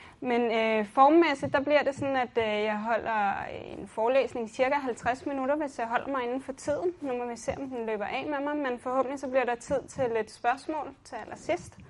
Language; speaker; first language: Danish; native; Danish